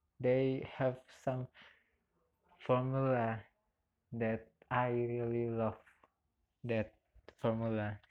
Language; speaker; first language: English; non-native, learner; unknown